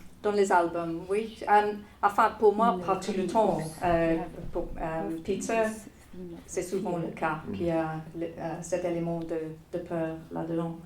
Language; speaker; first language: French; non-native, fluent; English